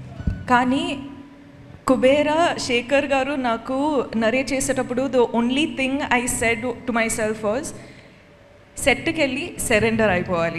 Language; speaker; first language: Telugu; non-native, fluent; Kodava